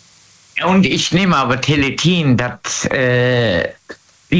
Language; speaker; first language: German; native; German